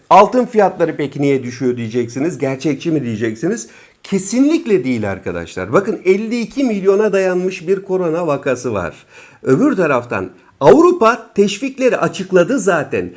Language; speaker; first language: Turkish; native; Turkish